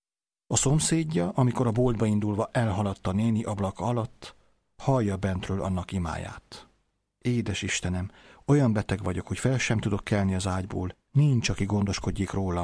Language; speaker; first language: Hungarian; native; Hungarian